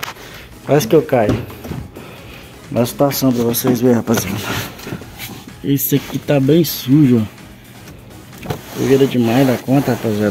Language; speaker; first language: Portuguese; native; Portuguese